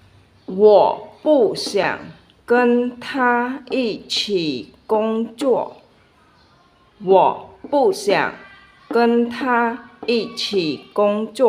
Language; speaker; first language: Chinese; non-native, fluent; Khmer